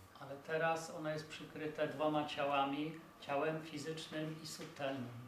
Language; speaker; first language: Polish; native; Polish